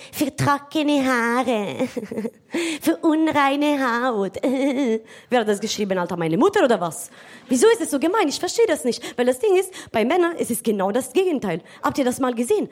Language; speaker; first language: German; non-native, fluent; Italian